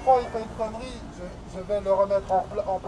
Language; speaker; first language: French; native; French